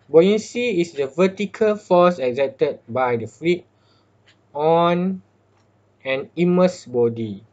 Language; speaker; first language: English; non-native, local second language; Malay